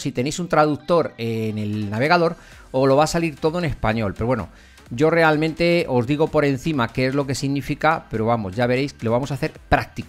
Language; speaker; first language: Spanish; native; Spanish